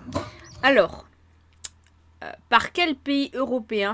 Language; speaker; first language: French; native; French